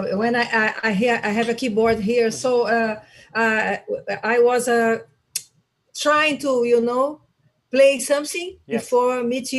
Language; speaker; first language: English; non-native, learner; Portuguese